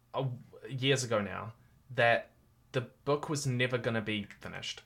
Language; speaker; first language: English; native; English